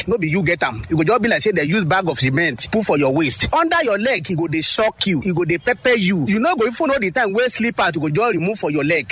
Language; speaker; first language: Nigerian Pidgin; native; Nigerian Pidgin